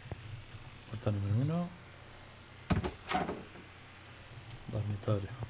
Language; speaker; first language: Spanish; native; Spanish